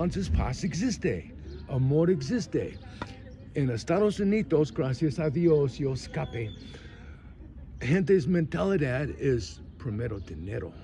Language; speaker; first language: Spanish; non-native, learner; English